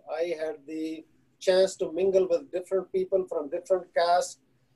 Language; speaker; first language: English; non-native, local second language; Hindi